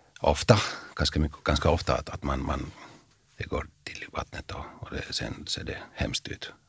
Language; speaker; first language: Swedish; non-native, fluent; Finnish